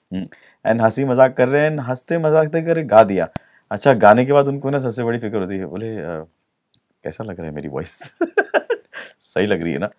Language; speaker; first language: Hindi; native; Hindi